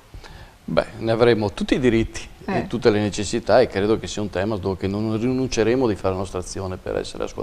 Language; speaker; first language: Italian; native; Italian